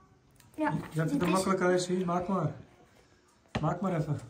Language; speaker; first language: Dutch; native; Dutch